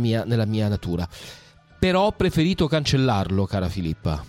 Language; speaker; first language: Italian; native; Italian